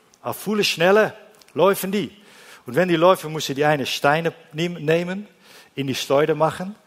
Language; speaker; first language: German; non-native, learner; Dutch